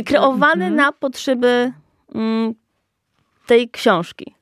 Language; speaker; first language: Polish; native; Polish